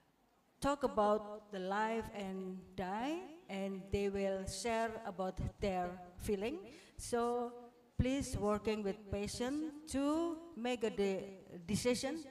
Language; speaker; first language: English; non-native, fluent; Indonesian